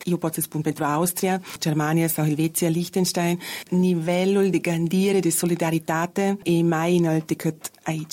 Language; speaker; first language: Romanian; non-native, learner; German